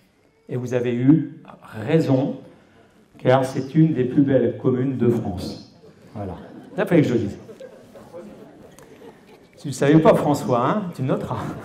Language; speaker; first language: French; native; French